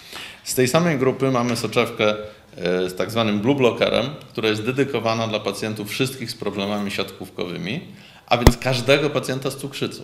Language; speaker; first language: Polish; native; Polish